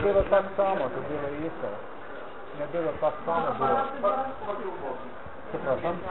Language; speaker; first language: Polish; non-native, learner; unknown